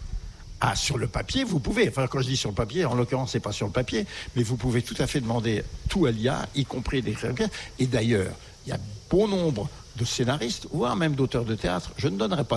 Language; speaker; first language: French; native; French